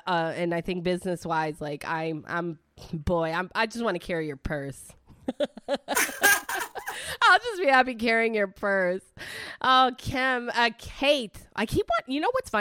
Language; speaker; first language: English; early bilingual, other home language; Italian